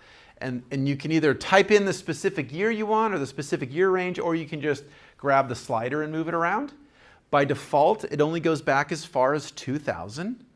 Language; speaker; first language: English; native; English